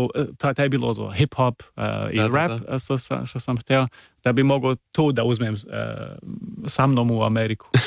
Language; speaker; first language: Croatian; early bilingual, heritage; Serbian